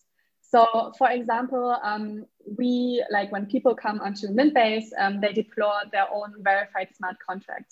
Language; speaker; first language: English; non-native, fluent; German